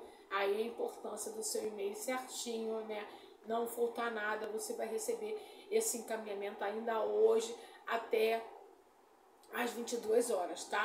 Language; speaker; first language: Portuguese; native; Portuguese